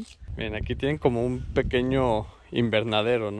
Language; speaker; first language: Spanish; native; Spanish